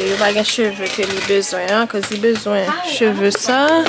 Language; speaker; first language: Haitian Creole; native; Haitian Creole